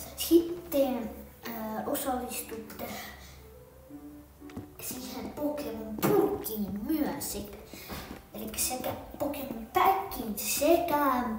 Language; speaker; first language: Finnish; early bilingual, other home language; Russian